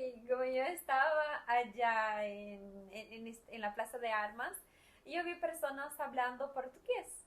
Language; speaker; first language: Spanish; non-native, fluent; Portuguese